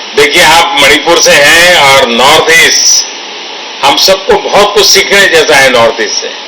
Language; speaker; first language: Hindi; non-native, local second language; Gujarati